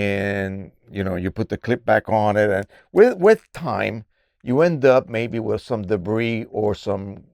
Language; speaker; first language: English; native; English